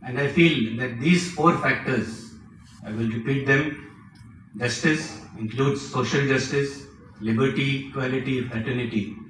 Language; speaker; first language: English; non-native, local second language; Marathi